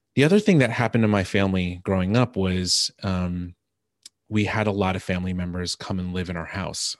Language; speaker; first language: English; native; English